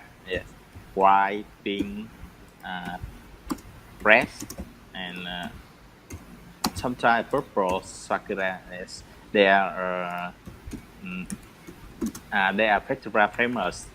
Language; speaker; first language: English; non-native, learner; Vietnamese